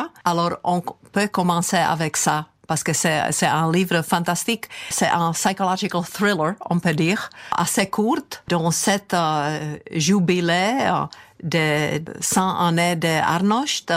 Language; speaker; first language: French; non-native, fluent; Czech